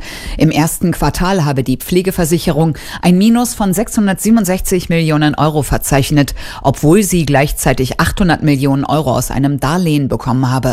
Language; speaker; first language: German; native; German